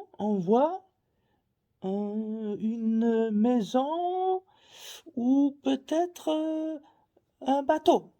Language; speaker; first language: French; non-native, learner; Faroese